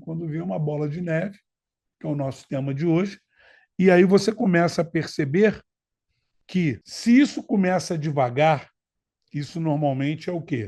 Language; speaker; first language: Portuguese; native; Portuguese